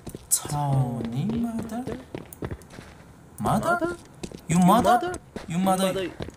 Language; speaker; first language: English; non-native, learner; Korean